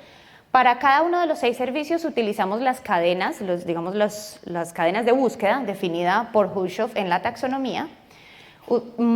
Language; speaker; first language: Spanish; native; Spanish